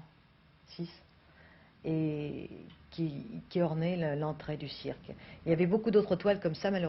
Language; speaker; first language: French; native; French